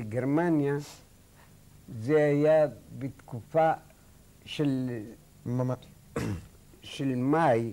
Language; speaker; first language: Hebrew; non-native, fluent; Arabic